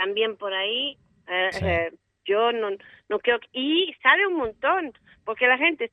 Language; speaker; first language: Spanish; non-native, fluent; Italian